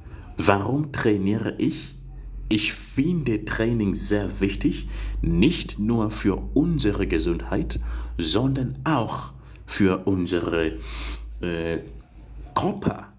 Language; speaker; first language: German; non-native, fluent; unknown